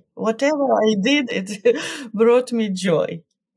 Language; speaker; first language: English; non-native, fluent; Ukrainian